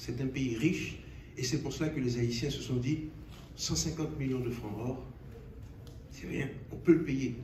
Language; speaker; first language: French; native; French